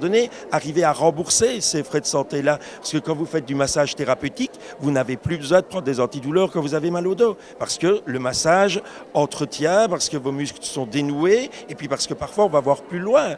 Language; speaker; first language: French; native; French